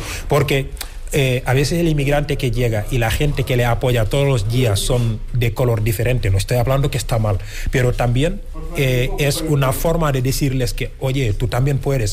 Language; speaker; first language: Spanish; non-native, fluent; Wolof